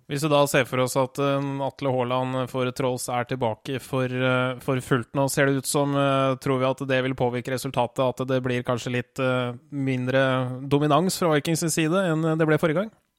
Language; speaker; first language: Norwegian; native; Norwegian